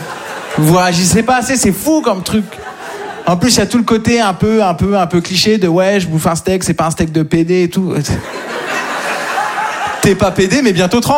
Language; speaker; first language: French; native; French